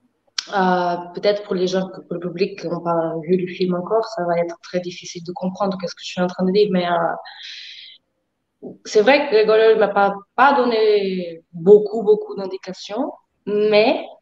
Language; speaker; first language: French; non-native, fluent; Portuguese